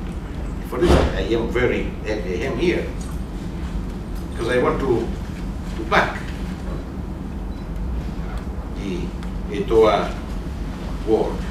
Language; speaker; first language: English; non-native, learner; Italian